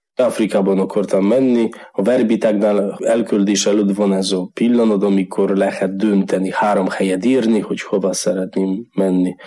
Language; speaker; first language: Hungarian; non-native, learner; Polish